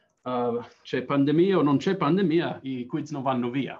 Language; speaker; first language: Italian; non-native, fluent; English